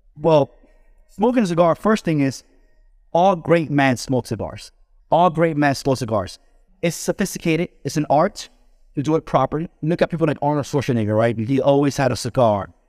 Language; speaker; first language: English; early bilingual, other home language; Spanish